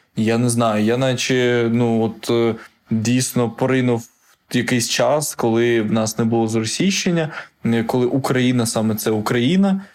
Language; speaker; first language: Ukrainian; non-native, local second language; Russian